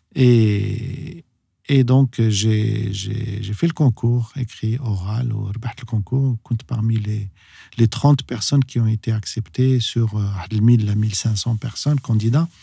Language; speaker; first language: French; non-native, local second language; Arabic